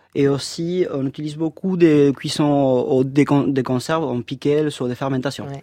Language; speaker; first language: French; non-native, fluent; Spanish